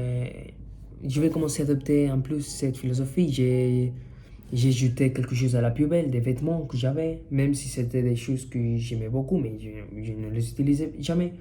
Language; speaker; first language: French; non-native, fluent; Spanish